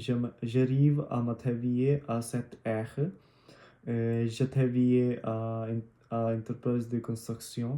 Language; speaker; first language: French; non-native, learner; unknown